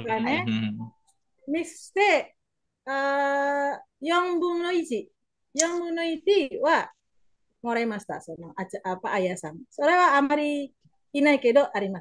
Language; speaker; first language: Japanese; non-native, learner; Indonesian